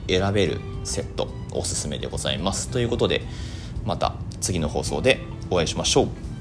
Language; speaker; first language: Japanese; native; Japanese